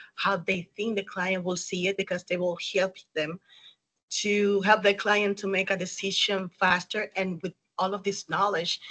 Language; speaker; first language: English; non-native, fluent; Spanish